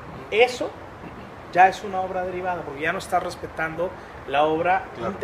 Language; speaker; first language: Spanish; native; Spanish